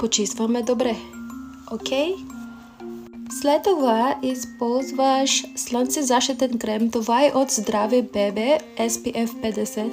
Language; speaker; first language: Bulgarian; non-native, learner; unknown